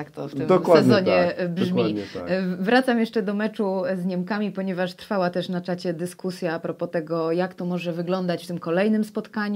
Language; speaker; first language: Polish; native; Polish